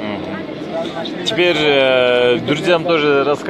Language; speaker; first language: Russian; non-native, local second language; Kyrgyz